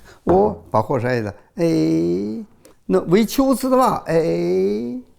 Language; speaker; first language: Russian; non-native, learner; Chinese